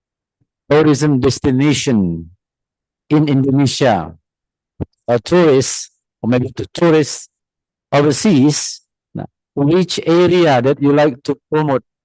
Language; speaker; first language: English; non-native, fluent; Indonesian